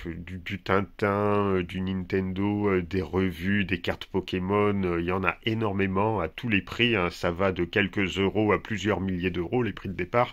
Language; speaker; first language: French; native; French